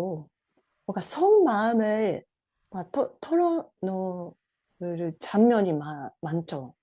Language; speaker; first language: Korean; non-native, fluent; Japanese